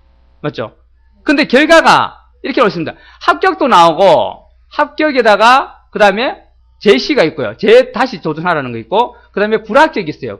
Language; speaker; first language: Korean; native; Korean